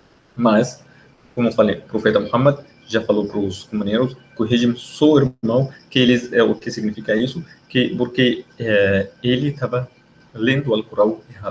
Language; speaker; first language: Portuguese; non-native, fluent; Arabic